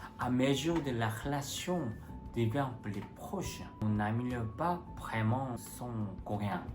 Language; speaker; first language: French; non-native, fluent; Korean